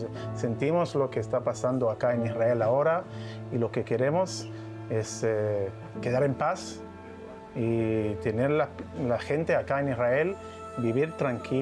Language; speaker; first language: Spanish; non-native, learner; Hebrew